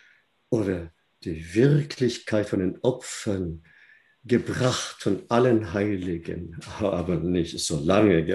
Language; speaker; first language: German; non-native, fluent; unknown